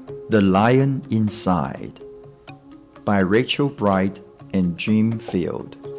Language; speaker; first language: English; non-native, fluent; Chinese